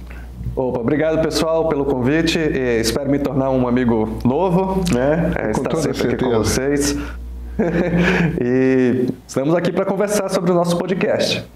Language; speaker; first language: Portuguese; native; Portuguese